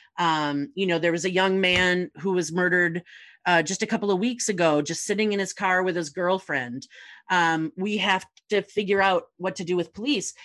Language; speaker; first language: English; native; English